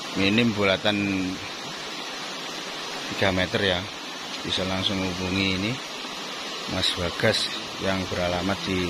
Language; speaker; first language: Indonesian; non-native, local second language; Javanese